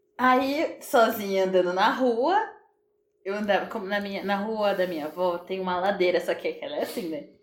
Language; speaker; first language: Portuguese; native; Portuguese